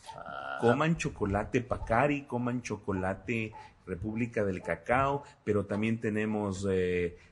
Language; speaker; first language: Spanish; native; Spanish